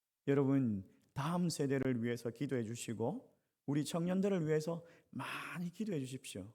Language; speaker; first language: Korean; native; Korean